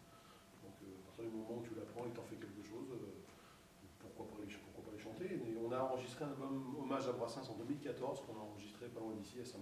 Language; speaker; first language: French; native; French